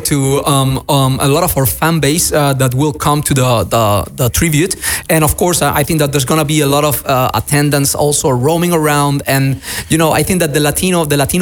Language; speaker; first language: English; non-native, fluent; Spanish